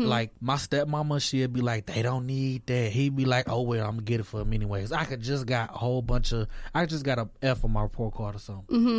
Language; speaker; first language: English; native; English